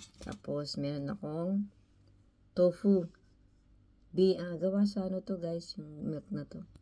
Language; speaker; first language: Filipino; native; Filipino